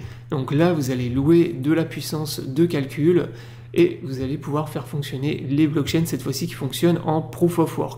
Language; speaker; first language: French; native; French